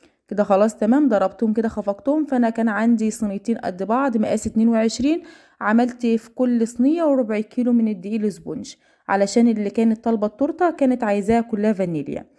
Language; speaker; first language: Arabic; native; Arabic